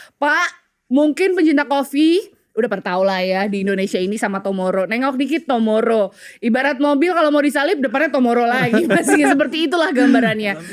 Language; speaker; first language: Indonesian; native; Indonesian